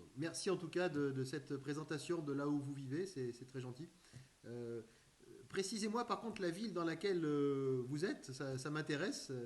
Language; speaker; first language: French; native; French